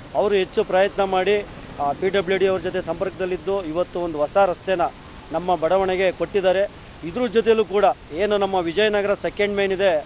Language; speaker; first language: Kannada; native; Kannada